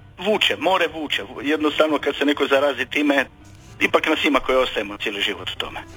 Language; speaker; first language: Croatian; native; Croatian